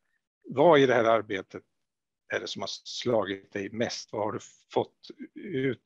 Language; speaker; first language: Swedish; native; Swedish